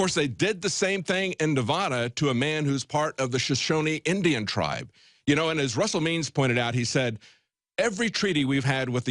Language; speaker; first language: English; native; English